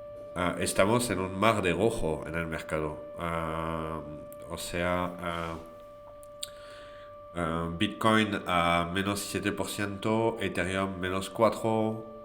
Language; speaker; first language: Spanish; non-native, fluent; French